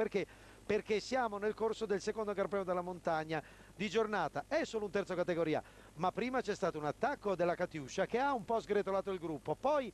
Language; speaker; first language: Italian; native; Italian